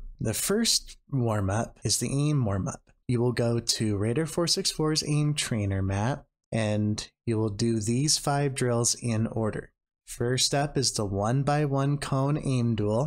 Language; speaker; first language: English; native; English